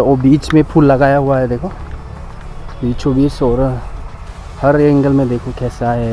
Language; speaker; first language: Hindi; non-native, local second language; Bodo